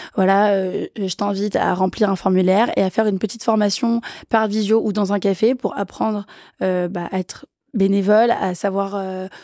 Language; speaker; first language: French; early bilingual, other home language; Kabuverdianu